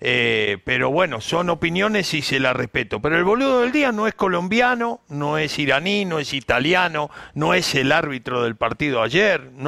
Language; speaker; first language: Spanish; native; Spanish